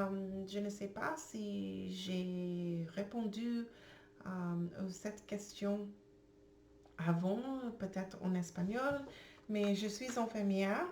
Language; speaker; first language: French; non-native, learner; English